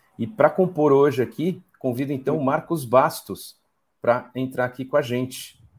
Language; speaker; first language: Portuguese; native; Portuguese